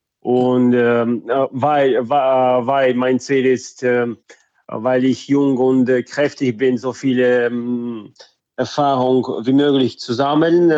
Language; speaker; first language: German; non-native, fluent; Russian